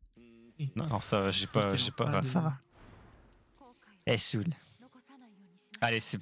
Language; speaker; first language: French; native; French